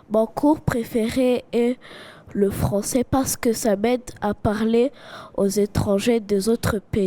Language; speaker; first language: French; non-native, learner; Kinyarwanda